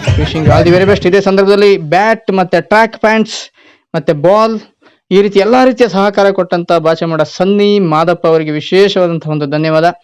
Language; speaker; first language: Kannada; non-native, local second language; Kodava